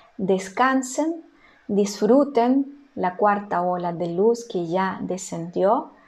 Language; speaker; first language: Spanish; non-native, fluent; Russian